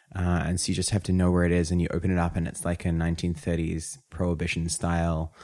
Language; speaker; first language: English; native; English